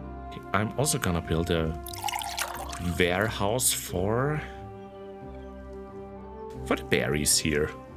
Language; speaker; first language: English; non-native, fluent; German